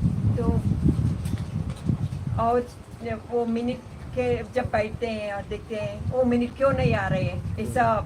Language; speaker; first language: Hindi; non-native, local second language; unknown